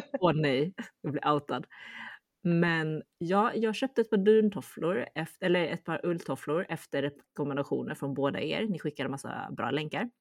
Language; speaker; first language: Swedish; early bilingual, other home language; Chinese